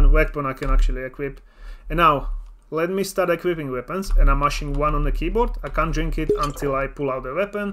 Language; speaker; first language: English; non-native, fluent; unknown